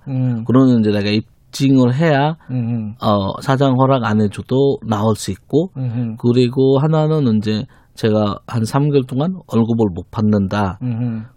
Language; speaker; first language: Korean; non-native, fluent; Bangla